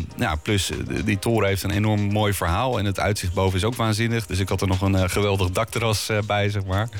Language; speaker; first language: Dutch; native; Dutch